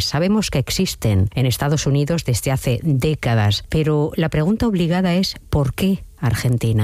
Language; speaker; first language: Spanish; native; Spanish